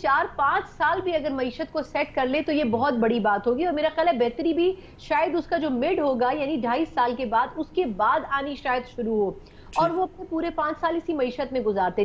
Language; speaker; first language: Urdu; native; Urdu